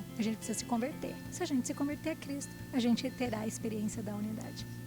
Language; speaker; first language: Portuguese; native; Portuguese